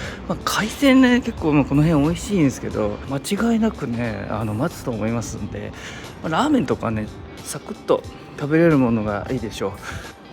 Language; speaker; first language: Japanese; native; Japanese